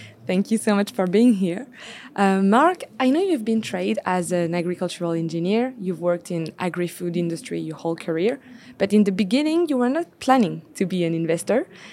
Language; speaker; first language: English; non-native, fluent; French